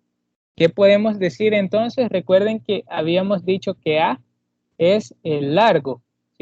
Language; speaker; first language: Spanish; native; Spanish